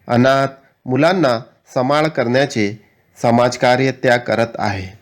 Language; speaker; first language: Marathi; non-native, local second language; Urdu